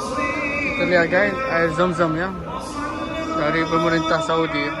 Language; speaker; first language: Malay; early bilingual, heritage; Malay